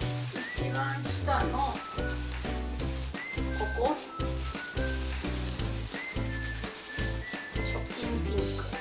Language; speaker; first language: Japanese; non-native, fluent; German